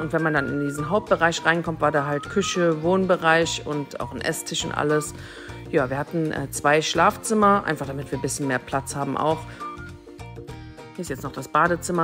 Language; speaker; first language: German; native; German